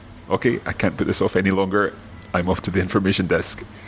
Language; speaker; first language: English; native; English